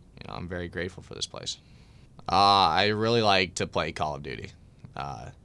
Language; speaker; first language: English; native; English